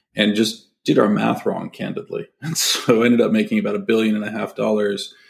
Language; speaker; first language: English; native; English